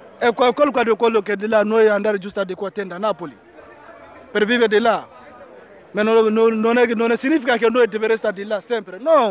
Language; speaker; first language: Italian; non-native, learner; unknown